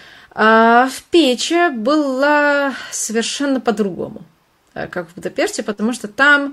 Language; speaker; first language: Russian; non-native, fluent; Hungarian